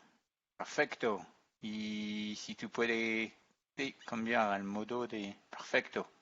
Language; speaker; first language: Spanish; non-native, fluent; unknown